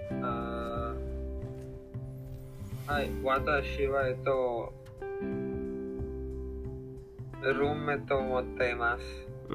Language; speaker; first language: Japanese; non-native, learner; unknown